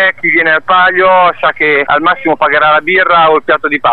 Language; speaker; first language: Italian; native; Italian